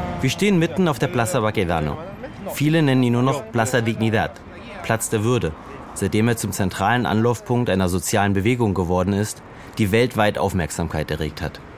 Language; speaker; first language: German; native; German